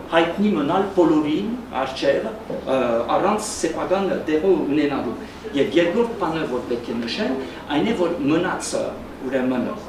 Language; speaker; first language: Armenian; early bilingual, heritage; Armenian